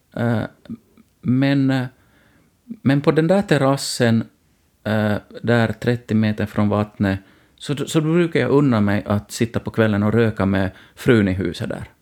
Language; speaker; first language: Swedish; native; Swedish